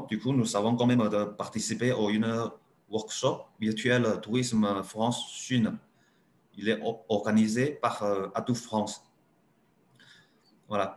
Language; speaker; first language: French; non-native, learner; Chinese